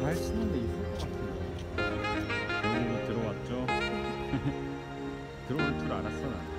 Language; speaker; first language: Korean; non-native, fluent; Swedish